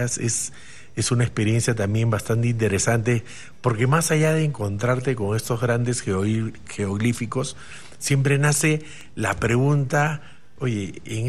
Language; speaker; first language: Spanish; native; Spanish